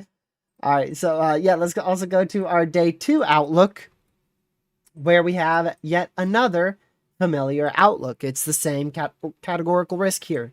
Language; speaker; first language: English; native; English